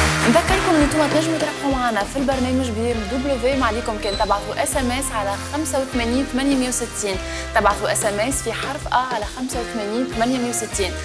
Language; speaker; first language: Arabic; native; Arabic